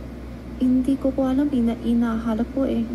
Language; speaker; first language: Filipino; non-native, learner; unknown